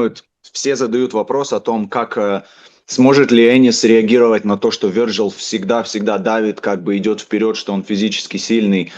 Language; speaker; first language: Russian; native; Russian